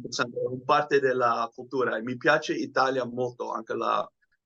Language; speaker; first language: Italian; non-native, learner; Dutch